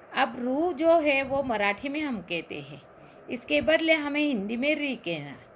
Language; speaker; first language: Hindi; non-native, local second language; Marathi